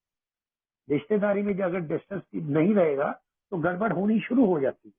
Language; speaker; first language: Hindi; native; Hindi